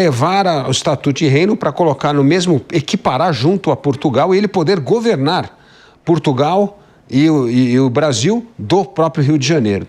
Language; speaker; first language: Portuguese; native; Portuguese